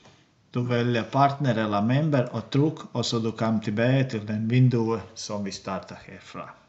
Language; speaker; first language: Norwegian; non-native, learner; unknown